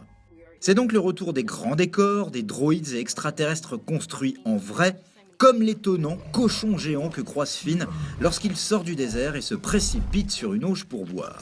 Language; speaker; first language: French; native; French